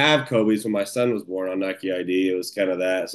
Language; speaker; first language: English; native; English